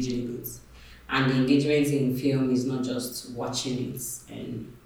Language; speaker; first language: English; non-native, local second language; Yoruba